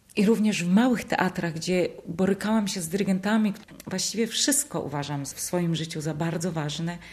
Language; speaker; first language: Polish; early bilingual, heritage; Polish